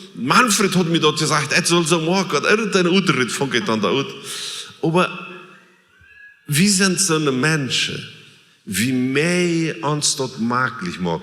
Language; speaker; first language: German; non-native, learner; Plautdietsch